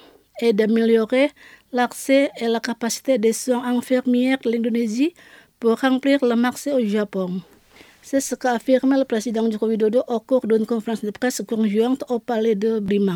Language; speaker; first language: French; non-native, fluent; Indonesian